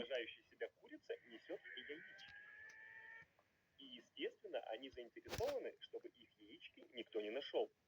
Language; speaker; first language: Russian; native; Russian